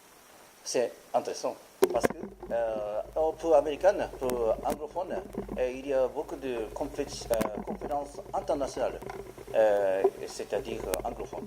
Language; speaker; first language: French; non-native, learner; Japanese